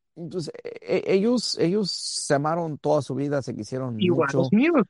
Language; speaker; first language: Spanish; early bilingual, heritage; Spanish